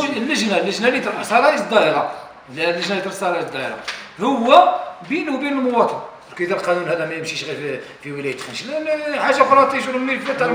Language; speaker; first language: Arabic; native; Arabic